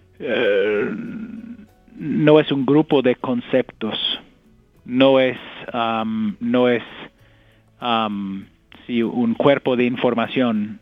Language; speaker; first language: Spanish; non-native, fluent; English